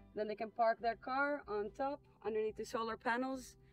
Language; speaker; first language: English; non-native, fluent; Dutch